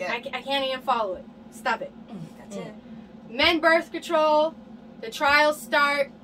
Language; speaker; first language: English; native; English